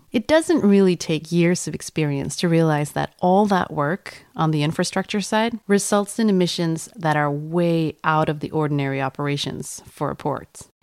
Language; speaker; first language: English; non-native, fluent; Swedish